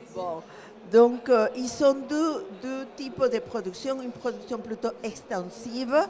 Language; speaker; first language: French; non-native, fluent; Spanish